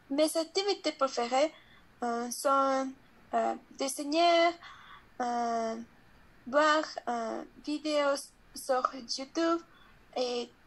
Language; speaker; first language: French; non-native, learner; Spanish